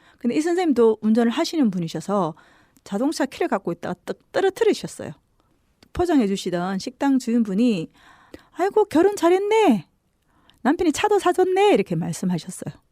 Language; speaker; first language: Korean; native; Korean